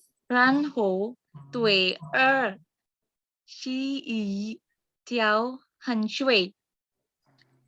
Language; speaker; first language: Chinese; non-native, learner; Indonesian